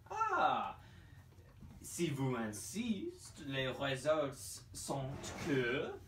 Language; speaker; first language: French; non-native, learner; English